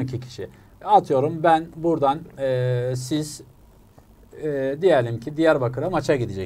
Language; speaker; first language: Turkish; native; Turkish